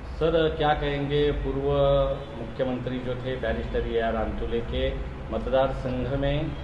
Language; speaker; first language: Hindi; non-native, local second language; Marathi